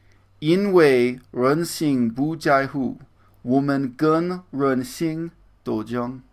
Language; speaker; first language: Chinese; non-native, learner; English